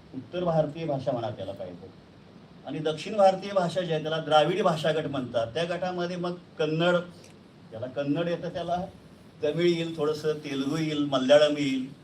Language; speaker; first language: Marathi; native; Marathi